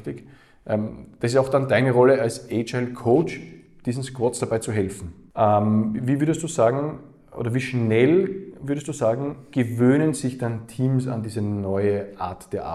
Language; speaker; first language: German; native; German